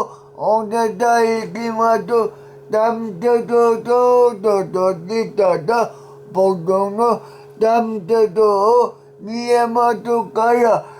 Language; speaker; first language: Japanese; non-native, learner; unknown